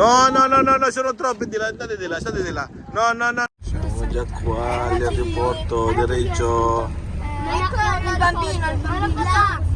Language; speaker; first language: Italian; non-native, local second language; Filipino